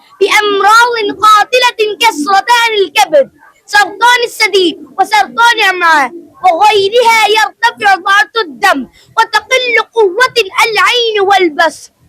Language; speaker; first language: Arabic; non-native, learner; Malayalam